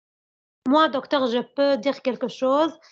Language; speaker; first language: French; non-native, learner; Arabic